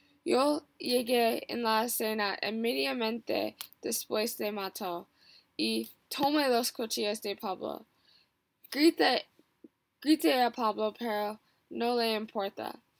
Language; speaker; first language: Spanish; non-native, learner; English